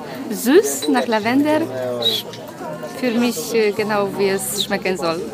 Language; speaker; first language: German; non-native, learner; Polish